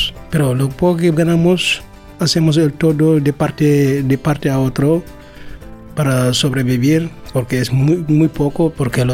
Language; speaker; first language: Spanish; non-native, learner; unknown